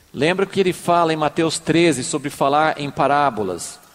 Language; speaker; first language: Portuguese; native; Portuguese